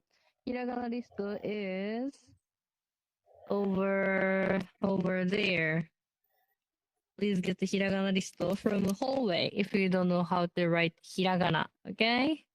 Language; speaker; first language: English; non-native, learner; Japanese